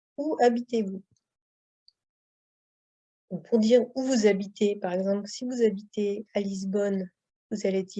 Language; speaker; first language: French; native; French